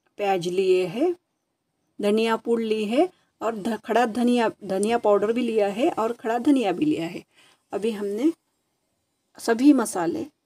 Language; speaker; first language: Hindi; non-native, local second language; Marathi